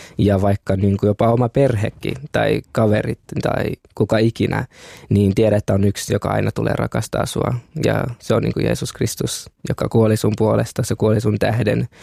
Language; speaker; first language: Finnish; early bilingual, other home language; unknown